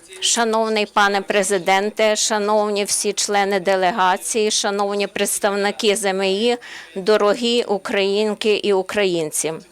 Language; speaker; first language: Ukrainian; non-native, learner; Slovenian